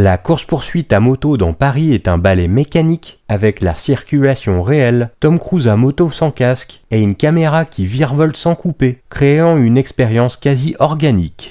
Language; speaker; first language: French; native; French